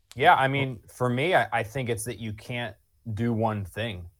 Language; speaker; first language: English; native; English